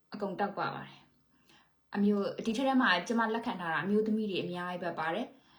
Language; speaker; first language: Burmese; native; Burmese